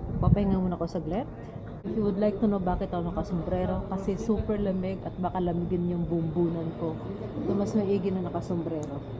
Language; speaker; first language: Filipino; non-native, local second language; Cebuano